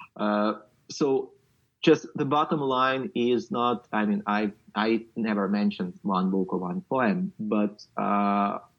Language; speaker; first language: English; non-native, fluent; Ukrainian